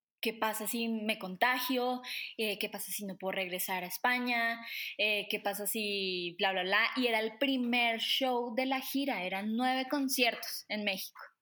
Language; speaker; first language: Spanish; native; Spanish